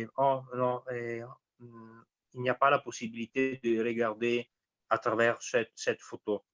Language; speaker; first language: French; non-native, fluent; Italian